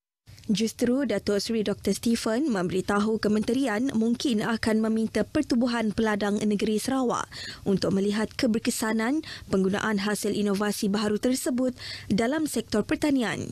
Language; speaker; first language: Malay; native; Malay